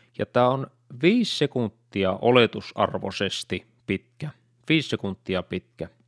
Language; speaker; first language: Finnish; native; Finnish